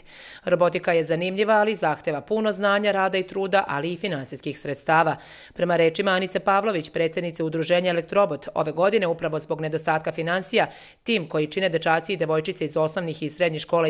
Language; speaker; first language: Bosnian; native; Bosnian